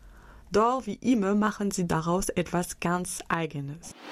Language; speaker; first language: German; native; German